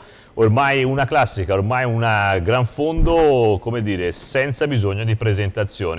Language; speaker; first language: Italian; native; Italian